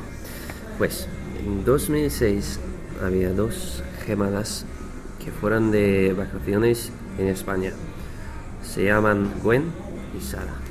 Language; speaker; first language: Spanish; non-native, learner; English